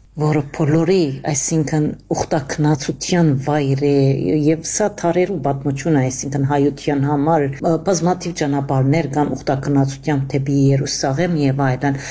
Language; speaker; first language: Armenian; native; Armenian